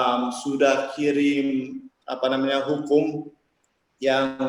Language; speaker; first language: Indonesian; early bilingual, heritage; English